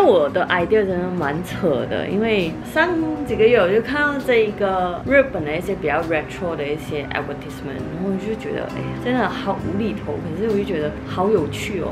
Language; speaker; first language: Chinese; native; Chinese